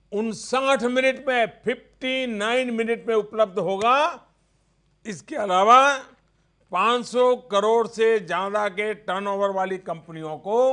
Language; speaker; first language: Hindi; non-native, local second language; Gujarati